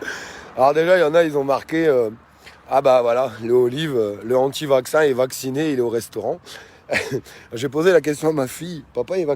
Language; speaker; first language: French; native; French